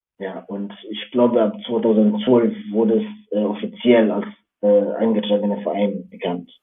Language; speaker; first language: German; non-native, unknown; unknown